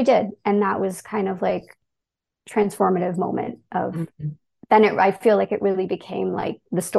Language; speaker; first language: English; native; English